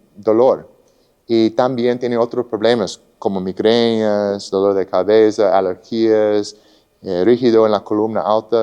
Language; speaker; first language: Spanish; non-native, learner; English